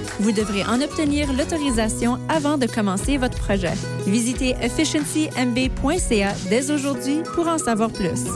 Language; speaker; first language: French; native; French